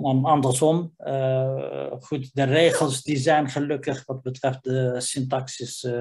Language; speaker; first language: Dutch; non-native, fluent; Riffian